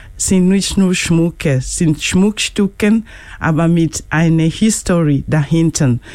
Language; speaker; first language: German; non-native, learner; Luo (Kenya and Tanzania)